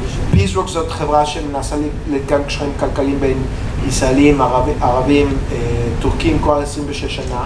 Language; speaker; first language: Hebrew; non-native, learner; English